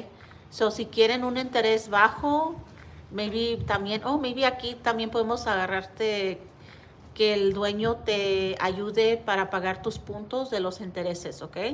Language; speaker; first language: Spanish; early bilingual, heritage; Spanish